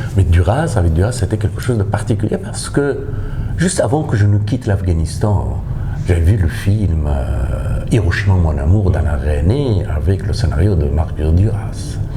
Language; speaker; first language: French; non-native, fluent; Persian